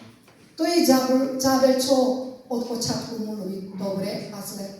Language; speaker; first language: Czech; non-native, learner; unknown